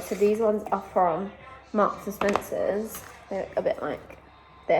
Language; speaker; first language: English; native; English